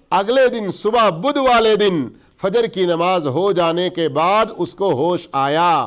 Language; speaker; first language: Urdu; native; Urdu